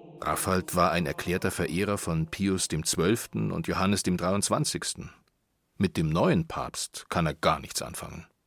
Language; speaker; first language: German; native; German